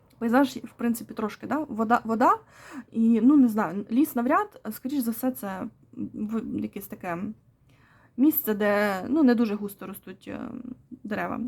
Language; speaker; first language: Ukrainian; non-native, local second language; Russian